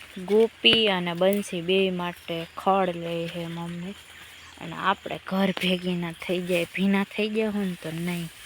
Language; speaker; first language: Gujarati; native; Gujarati